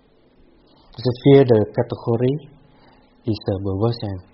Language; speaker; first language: Dutch; non-native, fluent; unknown